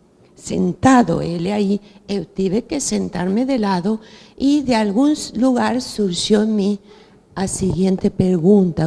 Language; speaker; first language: Portuguese; non-native, fluent; Spanish